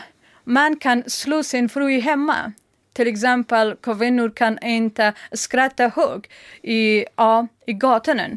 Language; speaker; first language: Swedish; non-native, learner; Persian